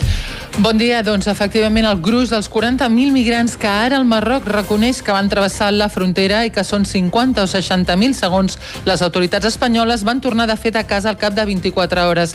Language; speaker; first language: Catalan; native; Catalan